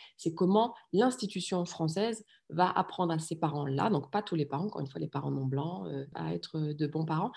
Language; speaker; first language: French; early bilingual, other home language; Riffian